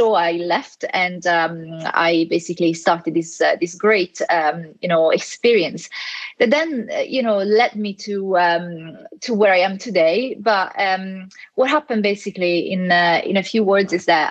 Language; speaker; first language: English; non-native, fluent; Italian